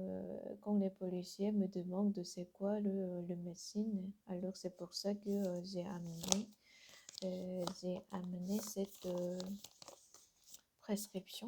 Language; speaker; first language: French; non-native, learner; Korean